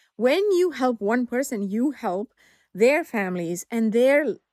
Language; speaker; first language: English; non-native, local second language; Tamil